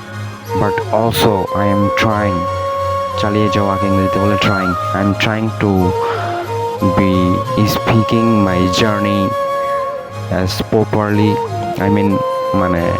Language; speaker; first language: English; non-native, learner; Bangla